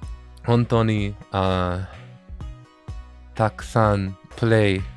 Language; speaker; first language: Japanese; non-native, learner; English